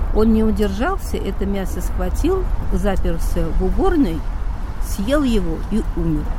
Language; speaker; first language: Russian; native; Russian